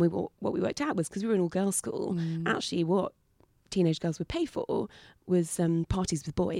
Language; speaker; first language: English; native; English